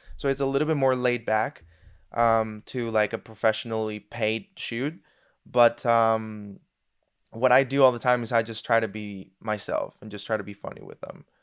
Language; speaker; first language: English; non-native, fluent; Spanish